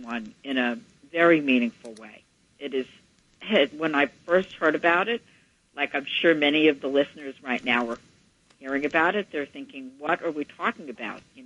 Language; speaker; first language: English; native; English